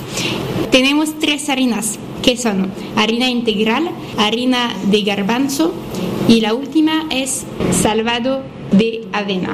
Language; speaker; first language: Spanish; non-native, fluent; French